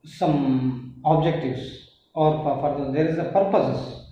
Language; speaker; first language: English; non-native, local second language; Kannada